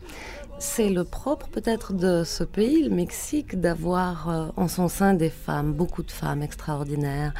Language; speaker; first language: French; native; French